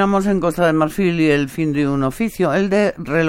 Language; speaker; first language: Spanish; native; Spanish